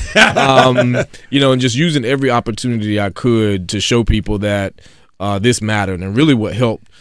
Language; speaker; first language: English; native; English